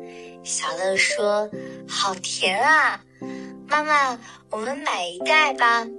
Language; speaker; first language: Chinese; native; Chinese